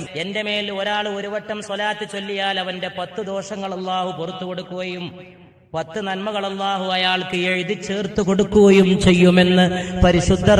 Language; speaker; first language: Malayalam; native; Malayalam